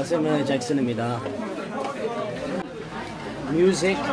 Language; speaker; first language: Korean; non-native, learner; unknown